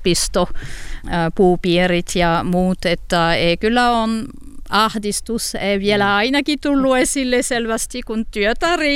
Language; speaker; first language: Finnish; non-native, learner; French